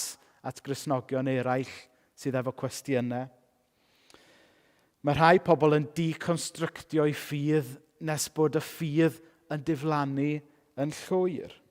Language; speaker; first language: Welsh; native; Welsh